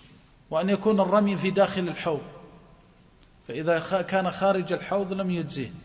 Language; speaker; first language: Arabic; native; Arabic